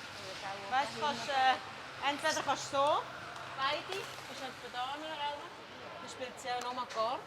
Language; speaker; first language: German; native; German